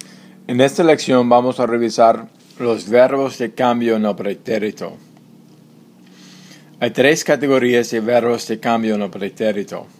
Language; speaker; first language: Spanish; non-native, fluent; English